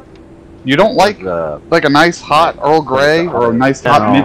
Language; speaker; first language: English; native; English